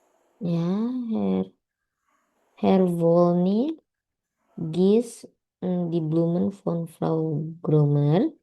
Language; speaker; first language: German; non-native, learner; Indonesian